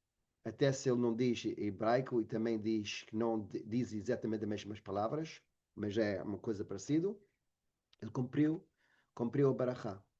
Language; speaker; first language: Portuguese; non-native, fluent; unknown